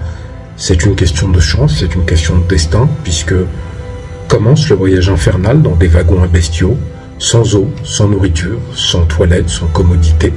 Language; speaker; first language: French; native; French